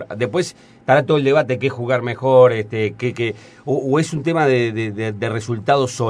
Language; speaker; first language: Spanish; native; Spanish